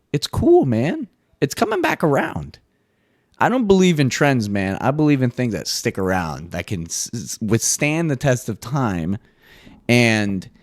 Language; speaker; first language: English; native; English